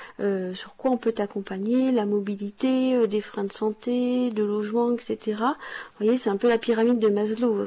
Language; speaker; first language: French; native; French